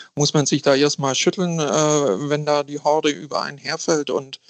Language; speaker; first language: German; native; German